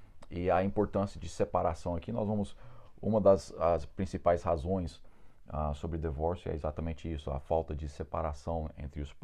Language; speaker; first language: Portuguese; non-native, fluent; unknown